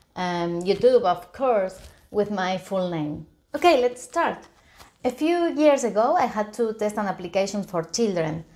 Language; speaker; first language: English; non-native, fluent; Spanish